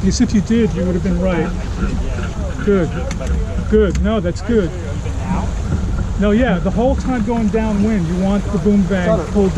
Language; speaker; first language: English; native; English